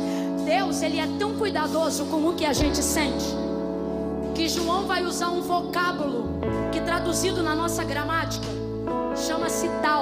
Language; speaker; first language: Portuguese; native; Portuguese